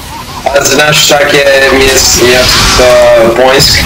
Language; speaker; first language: Polish; early bilingual, heritage; Polish